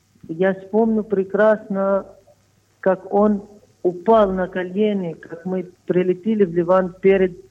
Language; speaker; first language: Russian; non-native, fluent; Arabic